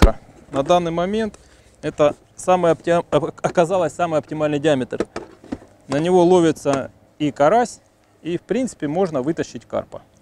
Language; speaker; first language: Russian; native; Russian